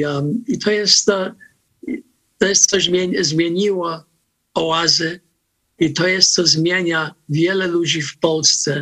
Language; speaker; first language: Polish; early bilingual, heritage; Polish